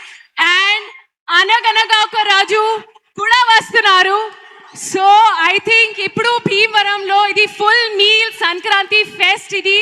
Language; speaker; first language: Telugu; non-native, learner; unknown